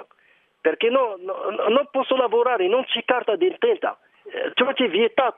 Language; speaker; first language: Italian; non-native, learner; Arabic